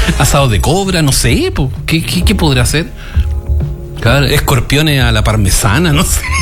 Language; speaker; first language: Spanish; native; Spanish